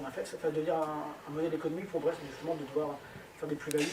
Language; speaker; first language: French; native; French